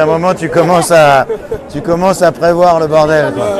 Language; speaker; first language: French; native; French